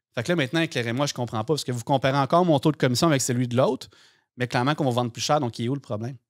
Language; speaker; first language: French; native; French